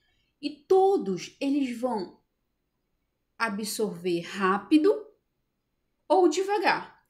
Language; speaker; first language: Portuguese; native; Portuguese